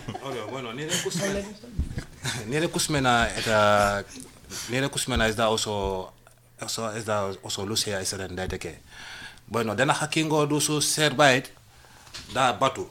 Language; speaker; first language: Basque; non-native, learner; Wolof